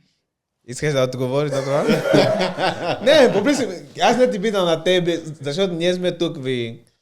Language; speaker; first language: Bulgarian; non-native, learner; Portuguese